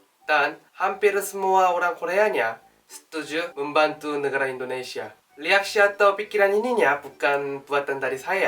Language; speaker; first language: Indonesian; non-native, learner; Korean